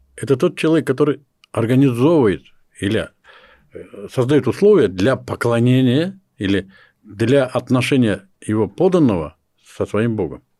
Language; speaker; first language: Russian; non-native, local second language; Kyrgyz